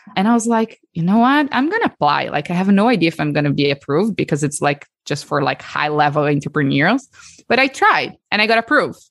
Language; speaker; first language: English; non-native, fluent; Portuguese